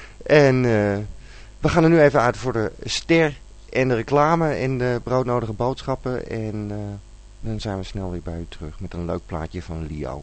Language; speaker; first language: Dutch; native; Dutch